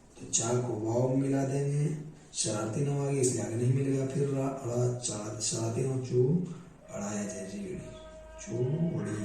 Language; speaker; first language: Hindi; native; Hindi